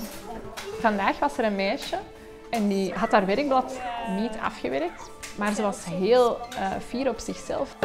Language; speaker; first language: Dutch; native; Dutch